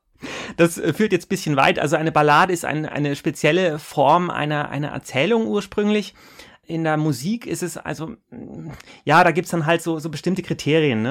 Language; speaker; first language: German; native; German